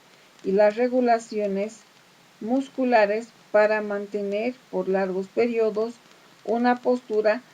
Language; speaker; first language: Spanish; native; Spanish